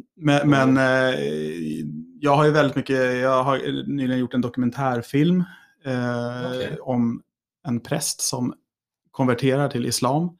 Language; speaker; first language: Swedish; native; Swedish